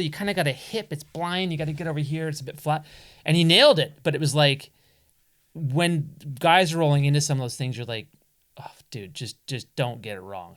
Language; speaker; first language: English; native; English